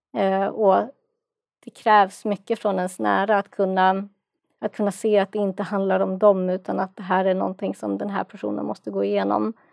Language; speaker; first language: Swedish; native; Swedish